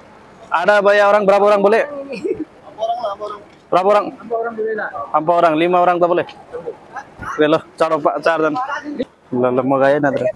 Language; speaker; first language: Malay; non-native, learner; Nepali